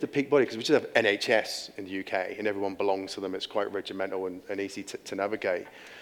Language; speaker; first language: English; native; English